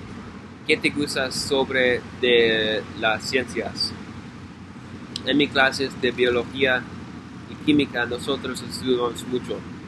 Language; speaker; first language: Spanish; non-native, learner; English